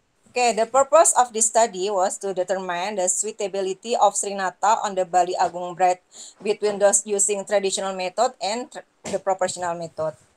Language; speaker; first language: English; non-native, learner; Indonesian